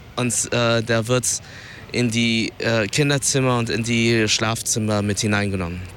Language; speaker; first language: German; early bilingual, other home language; Vietnamese